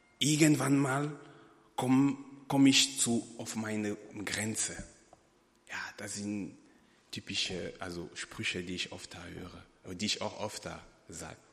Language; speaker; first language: German; non-native, fluent; French